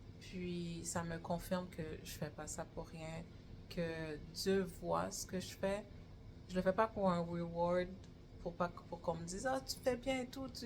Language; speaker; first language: French; native; French